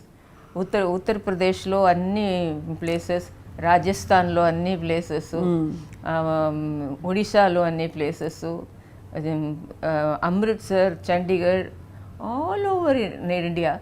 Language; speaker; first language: Telugu; non-native, local second language; Tamil